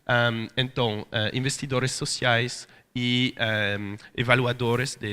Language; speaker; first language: Portuguese; non-native, fluent; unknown